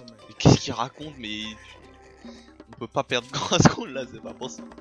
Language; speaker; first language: French; native; French